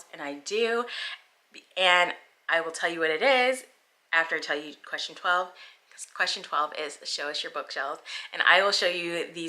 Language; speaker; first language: English; native; English